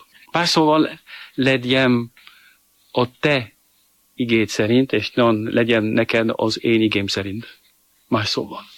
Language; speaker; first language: Hungarian; non-native, fluent; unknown